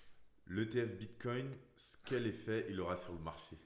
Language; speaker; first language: French; native; French